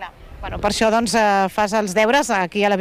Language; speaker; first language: Catalan; native; Catalan